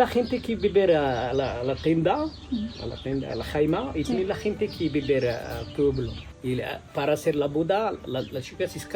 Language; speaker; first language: Spanish; non-native, learner; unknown